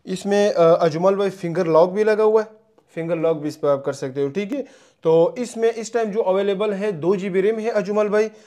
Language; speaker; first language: Urdu; non-native, local second language; Punjabi